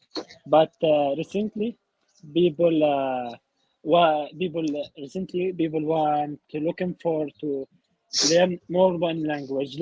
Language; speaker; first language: English; non-native, learner; Arabic